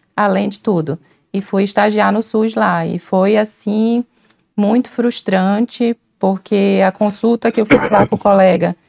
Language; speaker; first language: Portuguese; native; Portuguese